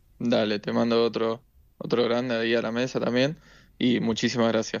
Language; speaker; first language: Spanish; native; Spanish